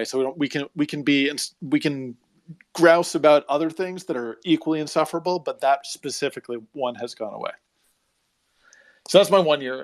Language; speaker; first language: English; native; English